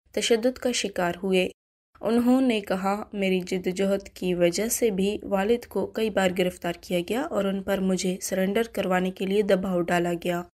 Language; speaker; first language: Urdu; non-native, local second language; Baluchi